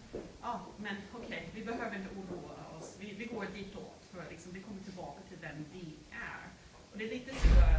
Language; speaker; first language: Swedish; non-native, fluent; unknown